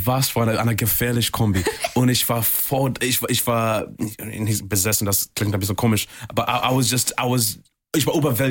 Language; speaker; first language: German; non-native, fluent; English